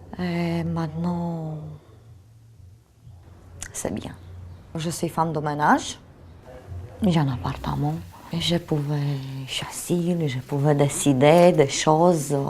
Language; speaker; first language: French; non-native, learner; Romanian